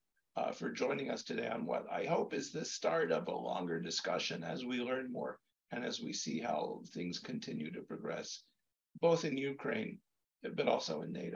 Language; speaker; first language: English; native; English